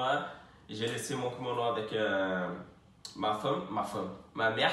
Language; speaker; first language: French; non-native, fluent; Portuguese